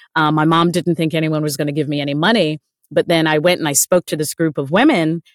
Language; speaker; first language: English; native; English